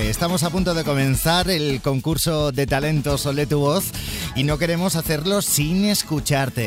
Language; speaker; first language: Spanish; native; Spanish